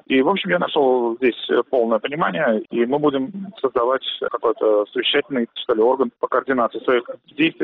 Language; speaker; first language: Russian; native; Russian